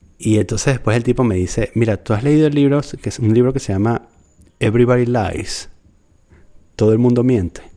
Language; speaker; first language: Spanish; native; Spanish